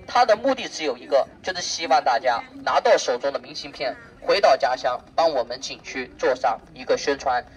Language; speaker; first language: Chinese; native; Chinese